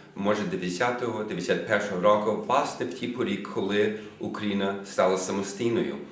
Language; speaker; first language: Ukrainian; non-native, fluent; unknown